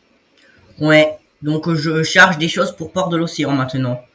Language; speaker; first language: French; native; French